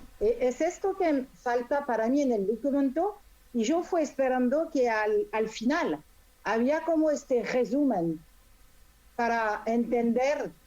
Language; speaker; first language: Spanish; non-native, fluent; French